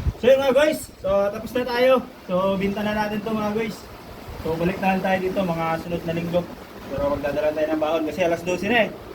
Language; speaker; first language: Filipino; non-native, local second language; Iloko